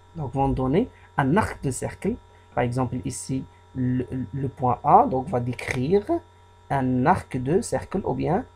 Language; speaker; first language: French; non-native, local second language; Arabic